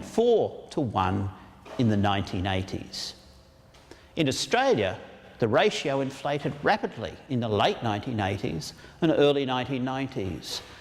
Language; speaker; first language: English; native; English